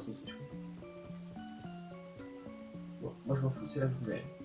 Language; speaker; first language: French; native; French